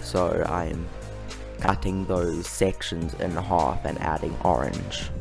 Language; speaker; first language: English; native; English